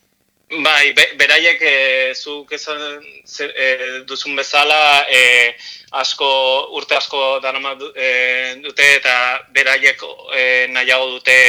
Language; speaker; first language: Basque; non-native, local second language; Spanish